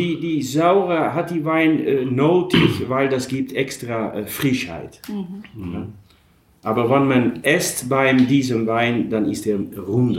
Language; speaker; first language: German; non-native, learner; Dutch